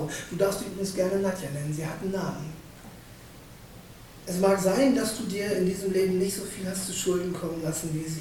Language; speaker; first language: German; native; German